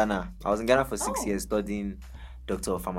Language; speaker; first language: English; non-native, local second language; Yoruba